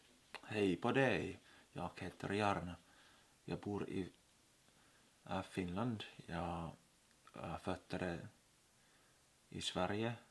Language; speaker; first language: Swedish; non-native, learner; Finnish